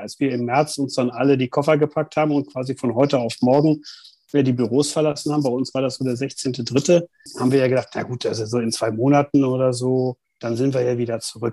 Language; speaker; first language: German; native; German